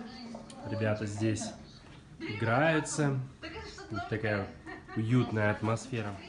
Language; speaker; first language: Russian; native; Russian